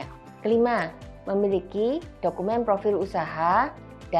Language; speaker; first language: Indonesian; native; Indonesian